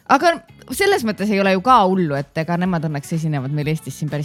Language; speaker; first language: Estonian; native; Estonian